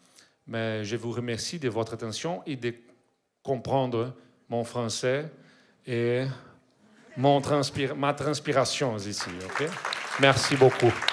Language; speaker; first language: French; non-native, learner; Portuguese